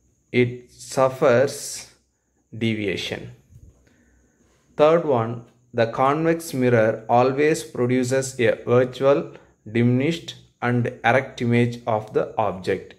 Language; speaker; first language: English; non-native, local second language; Tamil